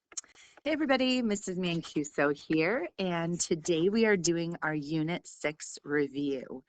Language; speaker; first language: English; native; English